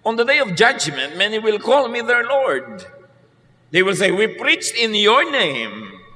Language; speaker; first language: English; non-native, local second language; Filipino